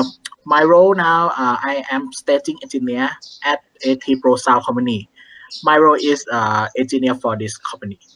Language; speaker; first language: English; non-native, learner; Thai